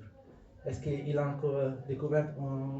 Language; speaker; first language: French; non-native, learner; Italian